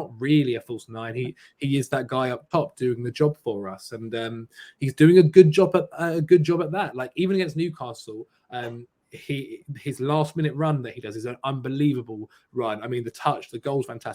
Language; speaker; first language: English; native; English